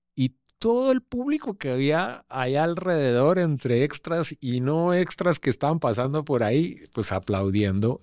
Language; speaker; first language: Spanish; native; Spanish